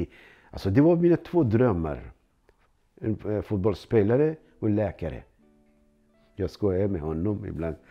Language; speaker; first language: Swedish; non-native, learner; Persian